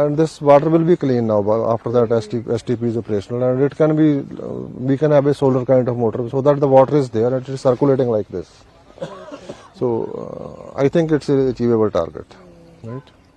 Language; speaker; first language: English; non-native, local second language; Punjabi